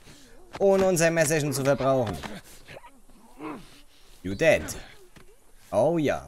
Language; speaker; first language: German; native; German